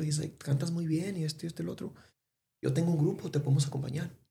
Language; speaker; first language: Spanish; early bilingual, heritage; Spanish